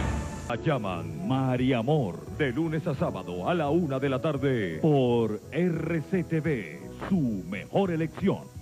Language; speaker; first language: Spanish; native; Spanish